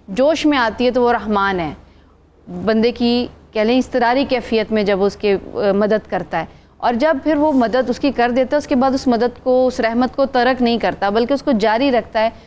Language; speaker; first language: Urdu; native; Urdu